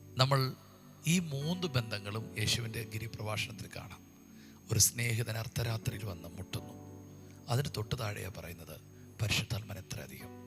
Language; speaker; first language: Malayalam; native; Malayalam